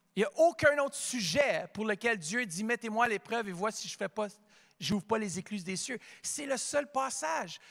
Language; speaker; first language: French; native; French